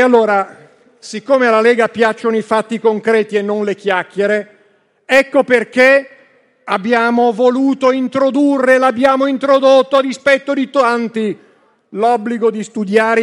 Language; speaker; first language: Italian; native; Italian